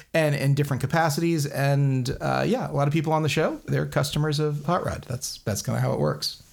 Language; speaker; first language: English; native; English